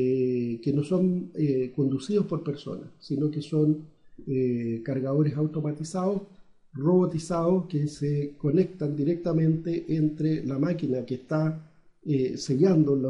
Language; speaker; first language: Spanish; native; Spanish